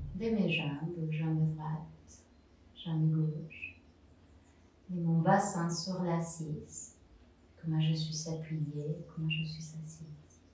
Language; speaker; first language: French; non-native, fluent; Spanish